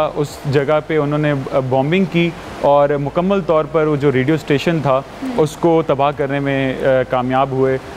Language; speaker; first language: Urdu; native; Urdu